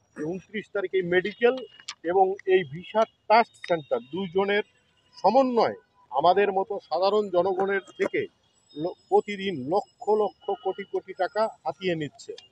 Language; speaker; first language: Bangla; native; Bangla